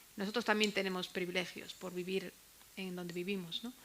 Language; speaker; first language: Spanish; native; Spanish